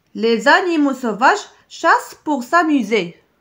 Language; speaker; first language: French; non-native, local second language; Arabic